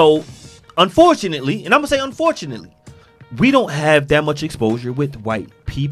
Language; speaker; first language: English; native; English